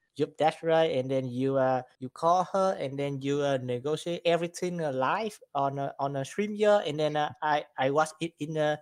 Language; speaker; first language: English; non-native, learner; Vietnamese